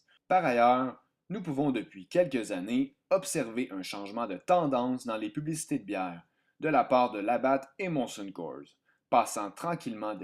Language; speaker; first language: French; native; French